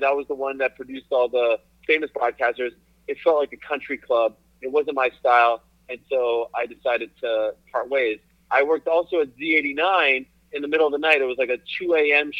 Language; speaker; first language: English; native; English